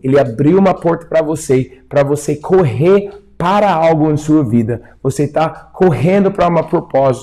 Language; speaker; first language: Portuguese; non-native, fluent; English